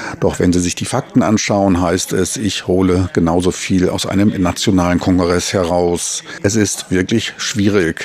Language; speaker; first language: German; native; German